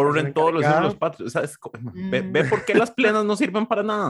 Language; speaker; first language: Spanish; native; Spanish